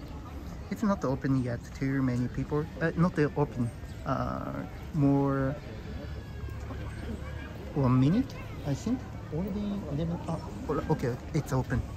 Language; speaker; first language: English; non-native, learner; Japanese